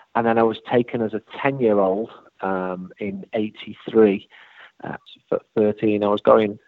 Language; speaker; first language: English; native; English